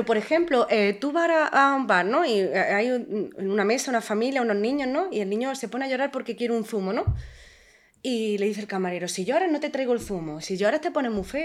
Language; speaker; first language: Spanish; native; Spanish